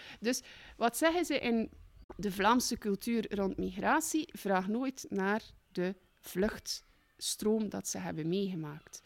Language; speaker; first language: Dutch; native; Dutch